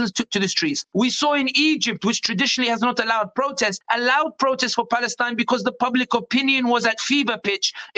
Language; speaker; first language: English; native; English